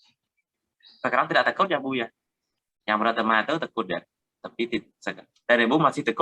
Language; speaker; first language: Indonesian; non-native, learner; Khmer